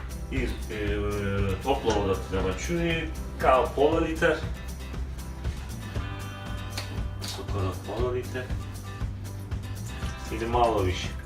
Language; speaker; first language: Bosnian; non-native, learner; Turkish